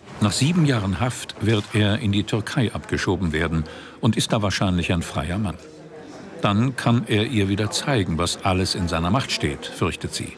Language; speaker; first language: German; native; German